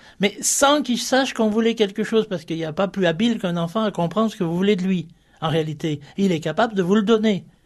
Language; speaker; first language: French; native; French